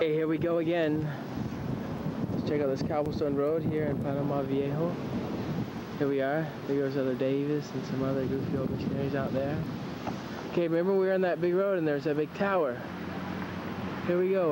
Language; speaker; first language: English; native; English